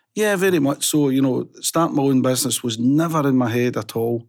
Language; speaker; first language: English; native; English